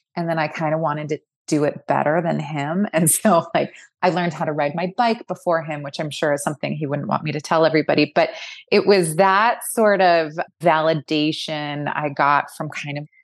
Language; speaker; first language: English; native; English